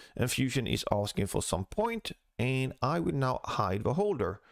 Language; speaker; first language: English; non-native, fluent; Swedish